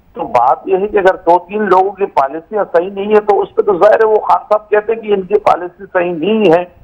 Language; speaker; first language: Urdu; non-native, local second language; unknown